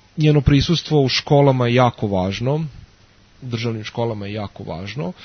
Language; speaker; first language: Serbian; native; Serbian